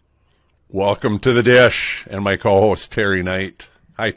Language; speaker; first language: English; native; English